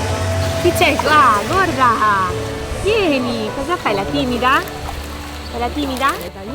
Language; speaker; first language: Italian; native; Italian